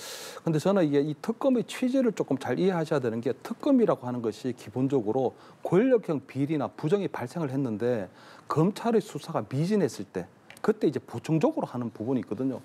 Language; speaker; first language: Korean; native; Korean